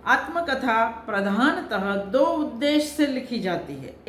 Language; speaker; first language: Hindi; non-native, local second language; Gujarati